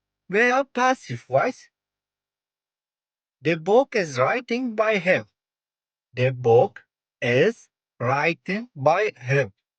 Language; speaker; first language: English; non-native, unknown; Turkish